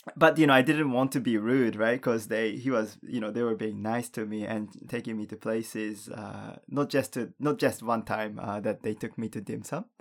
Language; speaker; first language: English; non-native, fluent; Japanese